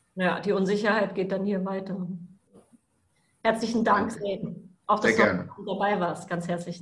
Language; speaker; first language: German; native; German